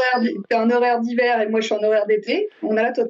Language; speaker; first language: French; native; French